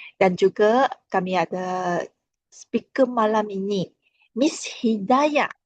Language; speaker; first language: Malay; non-native, local second language; Chinese